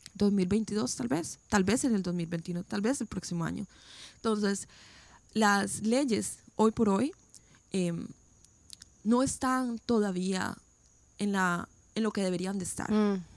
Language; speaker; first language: Spanish; native; Spanish